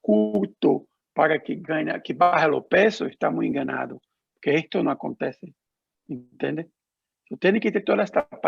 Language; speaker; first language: Spanish; non-native, learner; Portuguese